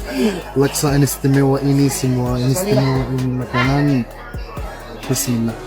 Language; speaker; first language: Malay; non-native, learner; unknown